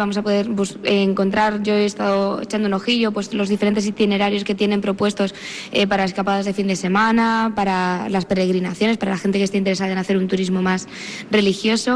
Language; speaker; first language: Spanish; native; Spanish